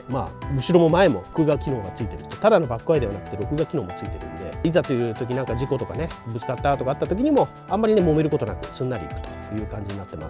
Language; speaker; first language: Japanese; native; Japanese